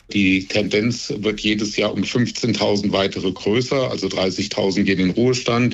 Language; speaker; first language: German; native; German